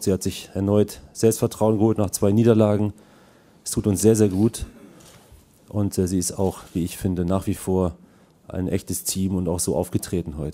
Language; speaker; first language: German; native; German